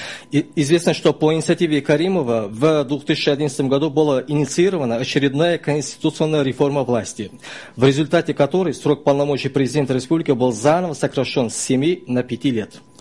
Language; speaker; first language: Russian; non-native, local second language; Uzbek